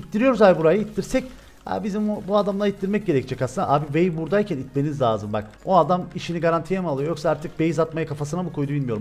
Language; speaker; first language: Turkish; native; Turkish